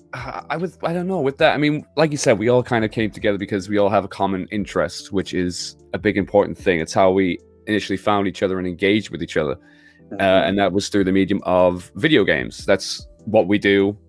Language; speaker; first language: English; native; English